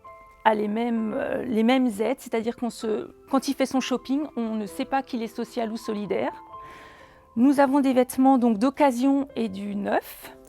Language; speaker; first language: French; native; French